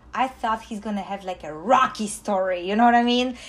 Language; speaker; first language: English; non-native, fluent; Polish